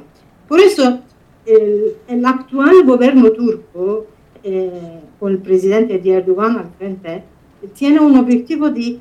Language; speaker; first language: Spanish; non-native, fluent; Kurdish